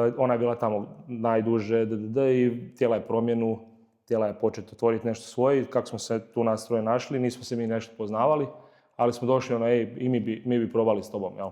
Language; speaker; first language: Croatian; native; Croatian